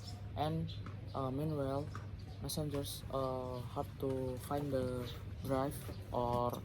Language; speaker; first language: English; non-native, learner; Indonesian